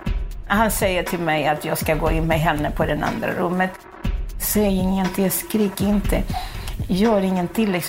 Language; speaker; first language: Swedish; non-native, fluent; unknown